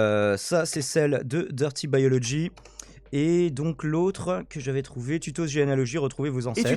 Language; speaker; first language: French; native; French